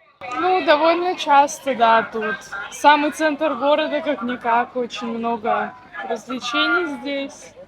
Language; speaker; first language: Russian; native; Russian